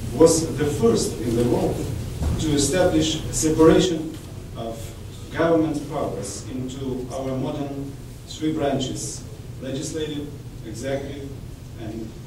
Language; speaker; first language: English; non-native, fluent; Ukrainian